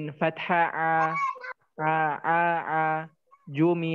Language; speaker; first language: Arabic; non-native, learner; Indonesian